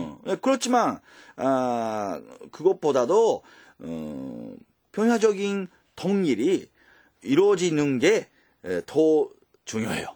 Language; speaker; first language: Korean; early bilingual, heritage; Japanese